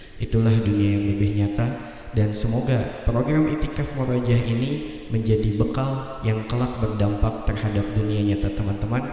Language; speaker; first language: Indonesian; native; Indonesian